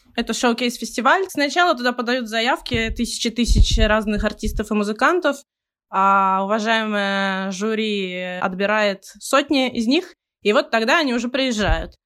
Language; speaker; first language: Russian; native; Russian